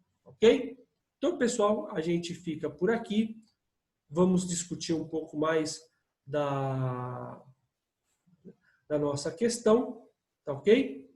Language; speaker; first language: Portuguese; native; Portuguese